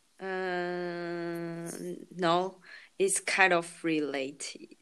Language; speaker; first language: English; non-native, learner; Chinese